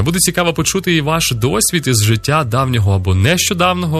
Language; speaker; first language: Ukrainian; native; Ukrainian